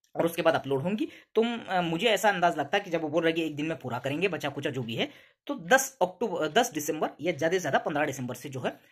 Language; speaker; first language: Hindi; non-native, local second language; Urdu